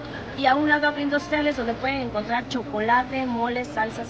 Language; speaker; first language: Spanish; native; Spanish